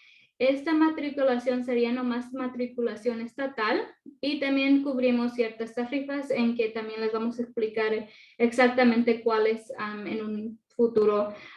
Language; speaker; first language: Spanish; early bilingual, other home language; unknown